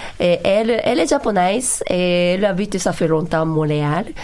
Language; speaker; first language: French; non-native, learner; Japanese